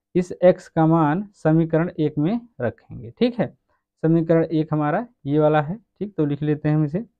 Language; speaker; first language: Hindi; native; Hindi